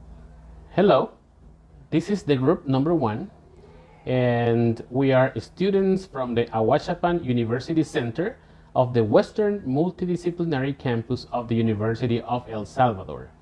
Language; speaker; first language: English; non-native, fluent; Spanish